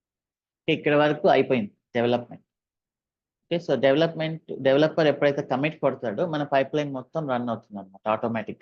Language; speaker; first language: Telugu; native; Telugu